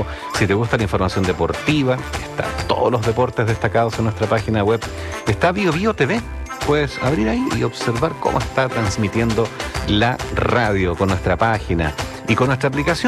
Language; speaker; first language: Spanish; native; Spanish